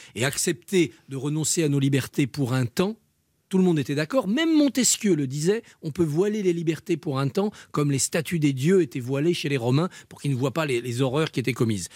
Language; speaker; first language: French; native; French